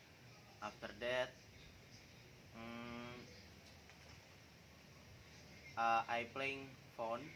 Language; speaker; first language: English; non-native, learner; Indonesian